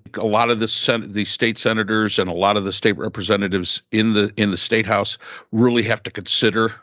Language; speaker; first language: English; native; English